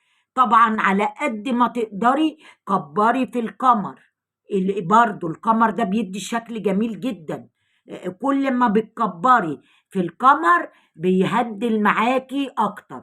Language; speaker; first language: Arabic; native; Arabic